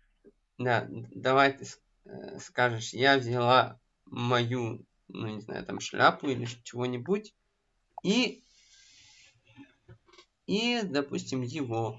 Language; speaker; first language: Russian; native; Russian